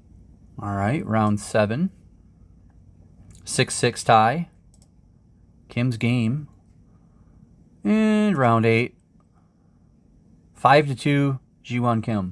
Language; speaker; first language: English; native; English